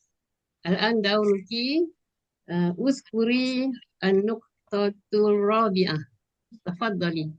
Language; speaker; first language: Arabic; non-native, learner; Malay